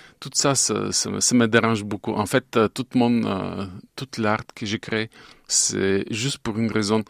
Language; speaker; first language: French; non-native, fluent; Bulgarian